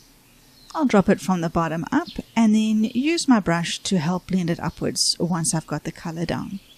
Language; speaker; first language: English; native; English